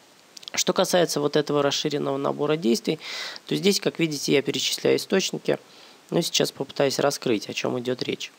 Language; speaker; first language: Russian; native; Russian